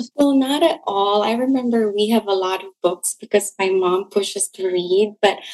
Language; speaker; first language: English; non-native, local second language; Cebuano